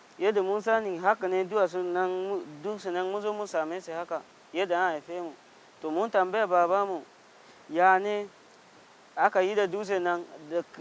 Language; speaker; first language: Hausa; non-native, local second language; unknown